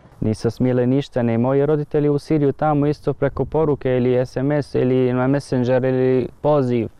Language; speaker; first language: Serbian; non-native, learner; Arabic